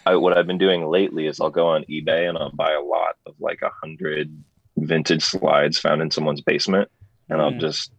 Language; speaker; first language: English; native; English